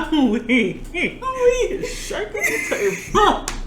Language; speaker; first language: English; native; English